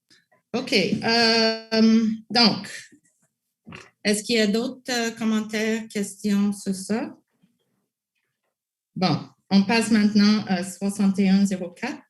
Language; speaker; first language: French; non-native, local second language; English